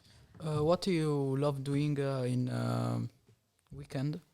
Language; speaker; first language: English; non-native, learner; Italian